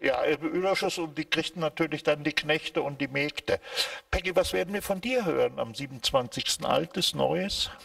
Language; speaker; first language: German; native; German